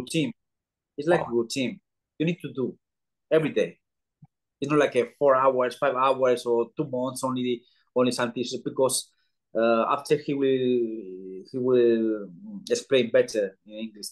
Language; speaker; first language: English; non-native, learner; Spanish